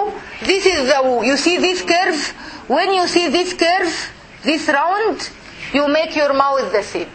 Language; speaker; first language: English; non-native, fluent; Arabic